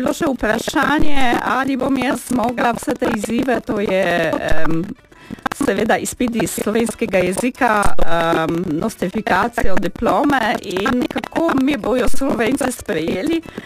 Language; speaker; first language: Slovenian; non-native, fluent; Polish